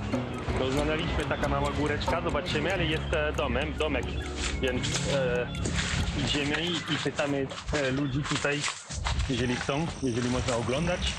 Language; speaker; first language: Polish; non-native, learner; Malagasy